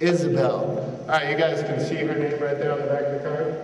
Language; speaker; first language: English; native; English